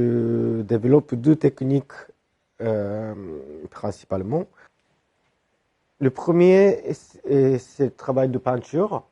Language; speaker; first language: French; non-native, fluent; Japanese